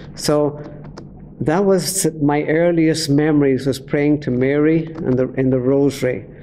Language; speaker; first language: English; native; English